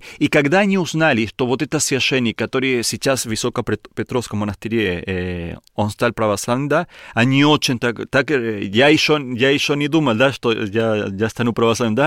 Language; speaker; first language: Russian; non-native, learner; Spanish